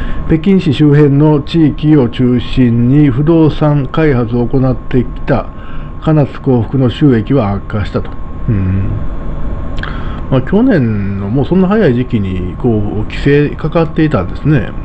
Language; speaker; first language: Japanese; native; Japanese